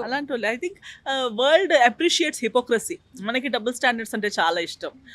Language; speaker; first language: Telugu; non-native, fluent; Konkani